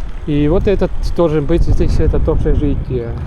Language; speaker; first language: Russian; non-native, local second language; Estonian